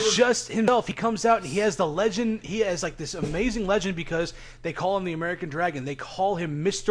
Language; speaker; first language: English; native; English